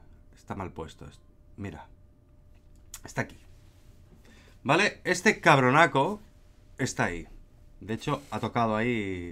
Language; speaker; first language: Spanish; native; Spanish